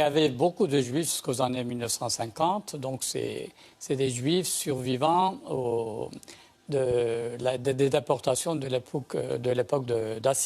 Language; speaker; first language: French; native; French